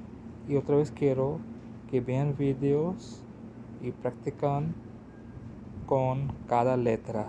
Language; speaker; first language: Spanish; non-native, learner; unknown